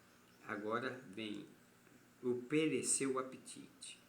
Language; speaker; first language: Portuguese; native; Portuguese